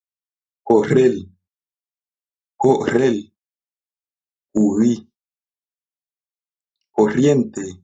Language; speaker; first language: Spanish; non-native, learner; Haitian Creole